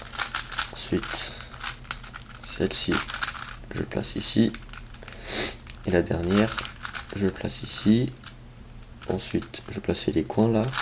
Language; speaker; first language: French; native; French